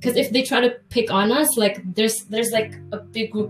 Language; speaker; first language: English; non-native, local second language; Filipino